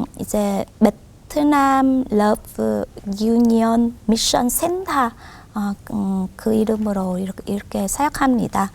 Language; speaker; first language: Korean; non-native, fluent; Vietnamese